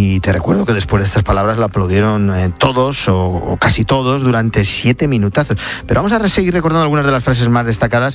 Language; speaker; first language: Spanish; native; Spanish